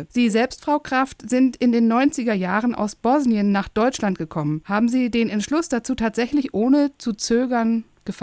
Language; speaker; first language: German; native; German